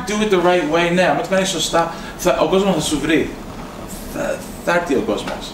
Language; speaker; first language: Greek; early bilingual, heritage; English